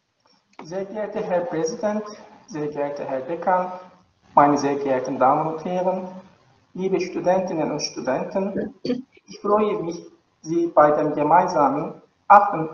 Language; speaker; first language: German; non-native, fluent; Turkish